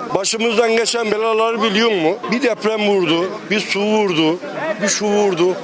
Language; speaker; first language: Turkish; native; Turkish